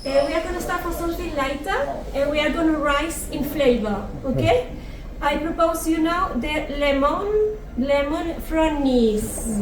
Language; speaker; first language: English; non-native, learner; French